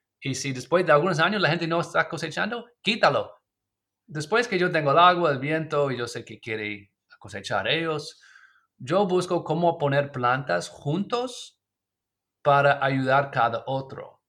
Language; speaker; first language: Spanish; non-native, learner; English